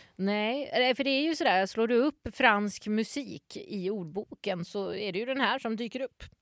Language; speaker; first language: Swedish; native; Swedish